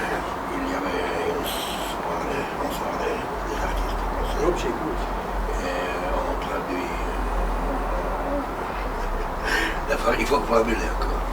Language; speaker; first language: French; non-native, learner; Russian